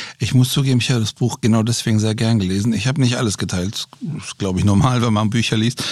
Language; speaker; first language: German; early bilingual, other home language; Persian